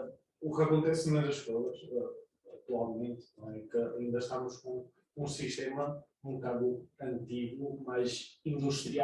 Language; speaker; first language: Portuguese; non-native, fluent; Catalan